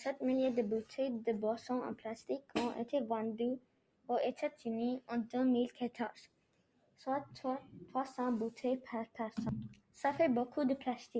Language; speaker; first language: French; non-native, learner; English